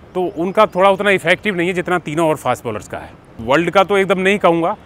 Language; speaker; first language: Hindi; native; Hindi